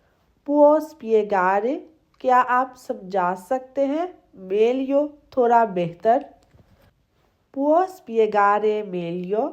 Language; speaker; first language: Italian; non-native, fluent; Urdu